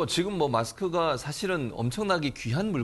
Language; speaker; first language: Korean; native; Korean